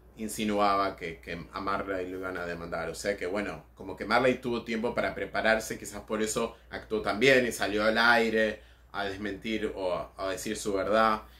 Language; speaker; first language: Spanish; native; Spanish